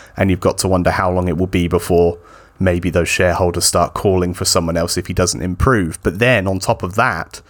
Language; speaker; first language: English; native; English